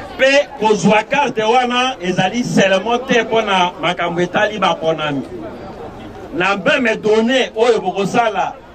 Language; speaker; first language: Lingala; native; Lingala